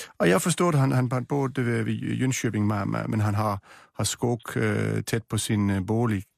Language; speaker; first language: Swedish; native; Swedish